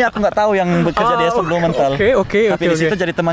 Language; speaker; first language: Indonesian; early bilingual, heritage; Indonesian